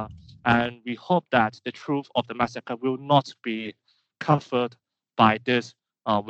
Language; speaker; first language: English; non-native, local second language; Cantonese